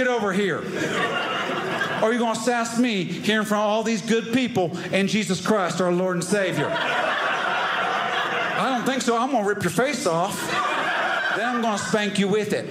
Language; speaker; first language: English; native; English